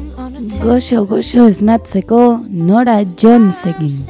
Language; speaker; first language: Basque; non-native, learner; Spanish